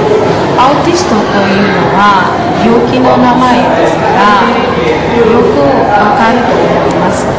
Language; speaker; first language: Japanese; non-native, fluent; Indonesian